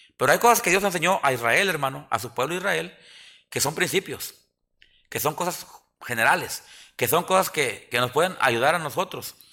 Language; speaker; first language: Spanish; native; Spanish